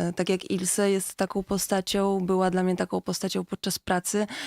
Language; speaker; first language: Polish; native; Polish